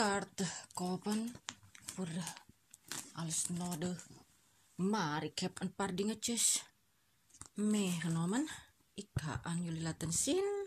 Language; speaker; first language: Dutch; non-native, local second language; Indonesian